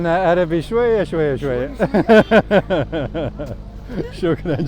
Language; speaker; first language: Arabic; non-native, learner; Latvian